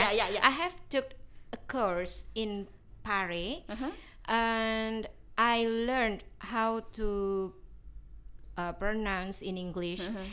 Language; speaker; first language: English; non-native, fluent; Indonesian